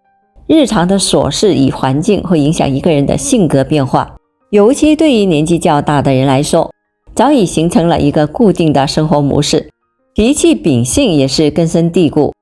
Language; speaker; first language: Chinese; native; Chinese